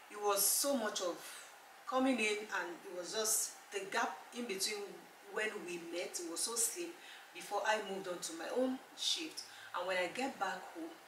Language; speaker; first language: English; non-native, local second language; Yoruba